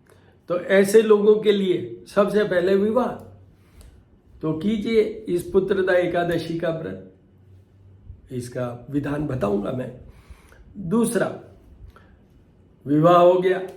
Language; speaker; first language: Hindi; native; Hindi